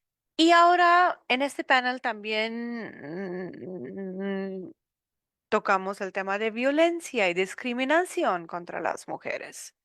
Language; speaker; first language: Spanish; non-native, learner; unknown